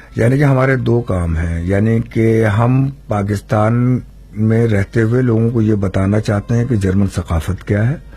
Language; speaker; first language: Urdu; native; Urdu